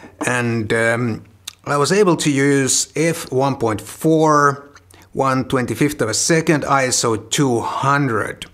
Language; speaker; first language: English; non-native, fluent; Finnish